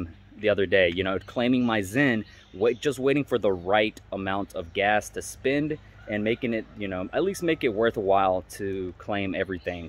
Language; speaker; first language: English; native; English